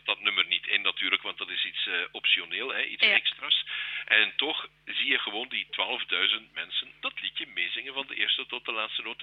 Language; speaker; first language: Dutch; native; Dutch